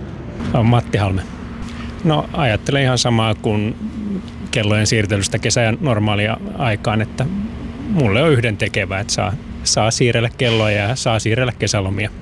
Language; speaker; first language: Finnish; native; Finnish